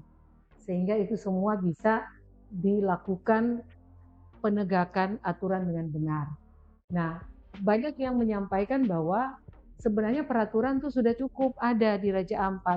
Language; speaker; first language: Indonesian; native; Indonesian